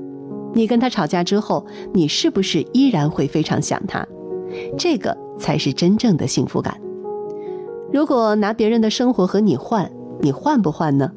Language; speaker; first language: Chinese; native; Chinese